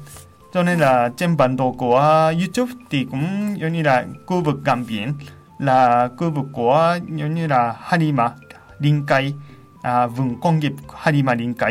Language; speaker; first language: Vietnamese; non-native, fluent; Japanese